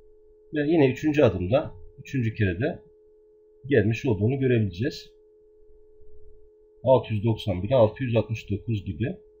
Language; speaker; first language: Turkish; native; Turkish